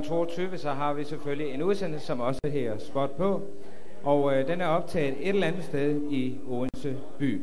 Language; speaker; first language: Danish; native; Danish